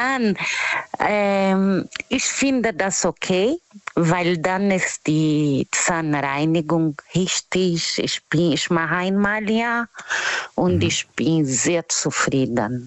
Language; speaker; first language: German; non-native, fluent; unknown